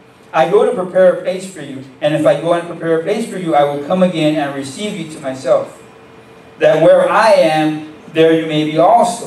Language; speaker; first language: English; native; English